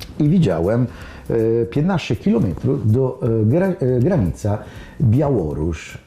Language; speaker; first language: Polish; non-native, learner; Italian